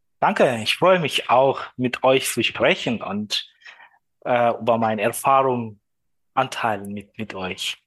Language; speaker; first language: German; non-native, learner; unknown